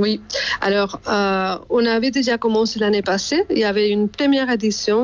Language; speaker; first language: French; non-native, fluent; Spanish